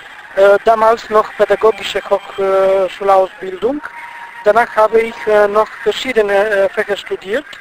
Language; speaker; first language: German; non-native, fluent; Bulgarian